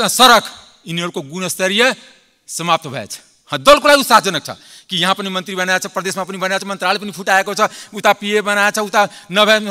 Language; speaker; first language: Nepali; non-native, local second language; Maithili